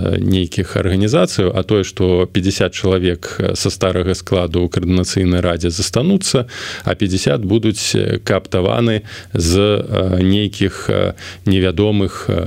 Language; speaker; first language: Belarusian; non-native, local second language; Russian